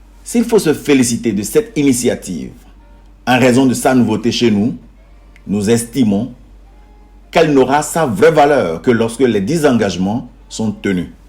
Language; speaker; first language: French; native; French